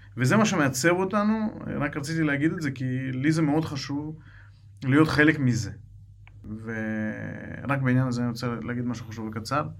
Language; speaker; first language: Hebrew; non-native, fluent; Russian